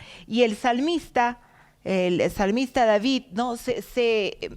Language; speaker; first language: Spanish; native; Spanish